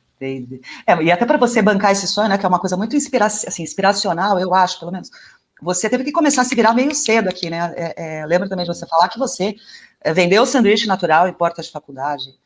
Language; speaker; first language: Portuguese; native; Portuguese